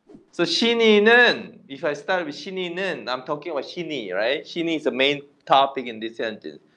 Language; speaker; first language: English; non-native, fluent; Korean